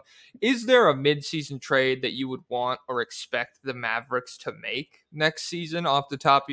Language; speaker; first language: English; native; English